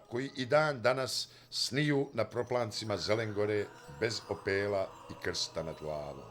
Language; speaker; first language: Bosnian; native; Bosnian